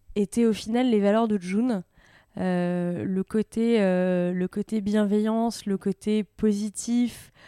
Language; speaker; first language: French; native; French